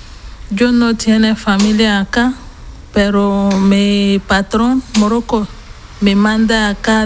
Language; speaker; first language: Spanish; non-native, learner; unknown